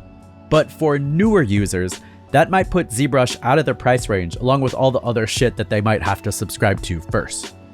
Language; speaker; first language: English; native; English